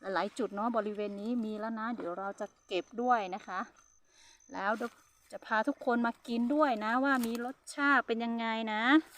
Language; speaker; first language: Thai; non-native, local second language; Hmong